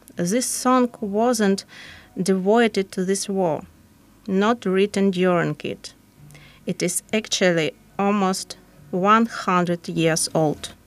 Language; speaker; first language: English; non-native, fluent; Ukrainian